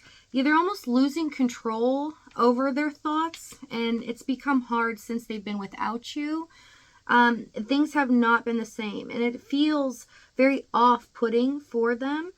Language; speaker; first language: English; native; English